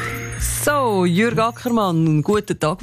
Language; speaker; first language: German; native; German